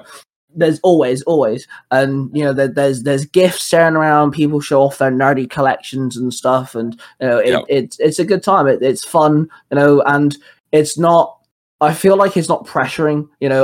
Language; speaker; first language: English; native; English